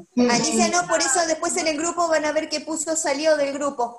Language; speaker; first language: Spanish; native; Spanish